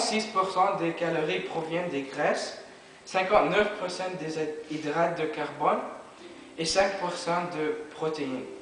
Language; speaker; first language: French; non-native, learner; English